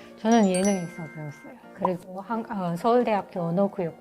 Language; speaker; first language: Korean; non-native, fluent; Indonesian